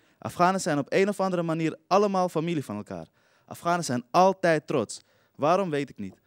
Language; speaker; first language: Dutch; early bilingual, other home language; Persian